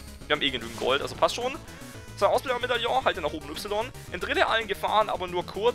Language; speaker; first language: German; native; German